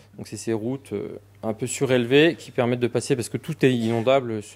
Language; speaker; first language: French; native; French